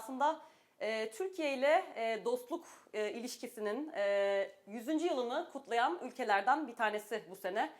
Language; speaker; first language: Turkish; native; Turkish